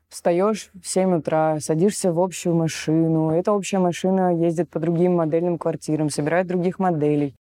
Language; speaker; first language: Russian; native; Russian